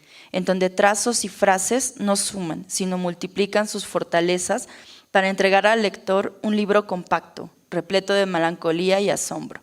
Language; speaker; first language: Spanish; native; Spanish